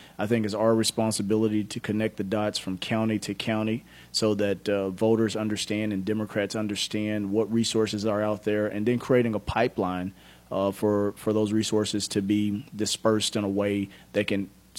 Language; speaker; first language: English; native; English